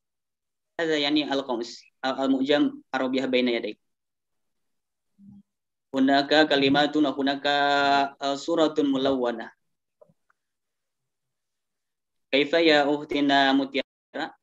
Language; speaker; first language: Arabic; non-native, learner; Indonesian